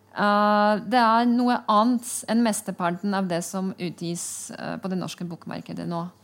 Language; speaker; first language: Norwegian; non-native, fluent; Polish